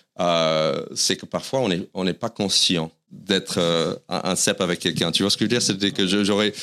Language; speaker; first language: French; non-native, fluent; English